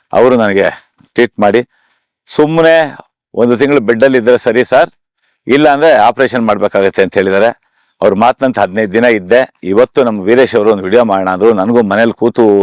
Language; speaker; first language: Kannada; native; Kannada